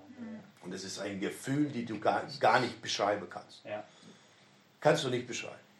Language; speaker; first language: German; non-native, fluent; Romanian